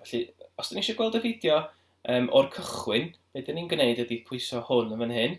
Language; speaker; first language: Welsh; native; Welsh